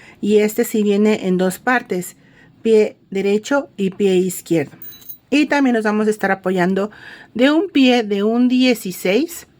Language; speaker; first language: Spanish; native; Spanish